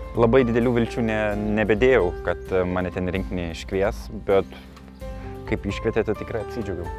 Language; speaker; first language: Lithuanian; early bilingual, heritage; Lithuanian